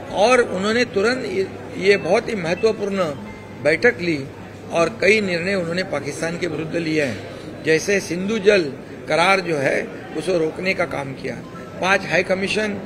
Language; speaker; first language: Hindi; non-native, local second language; Marathi